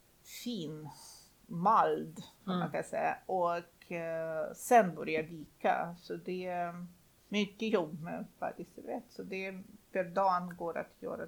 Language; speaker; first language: Swedish; non-native, fluent; Russian